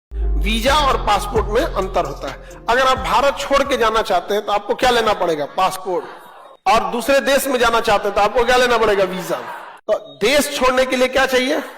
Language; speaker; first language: Hindi; native; Hindi